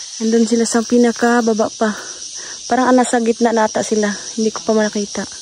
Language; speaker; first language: Filipino; non-native, local second language; Cebuano